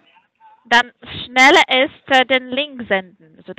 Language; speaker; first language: German; non-native, fluent; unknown